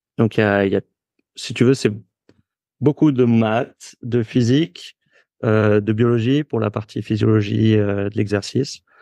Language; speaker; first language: French; native; French